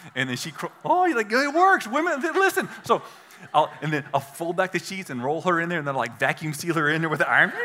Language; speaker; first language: English; native; English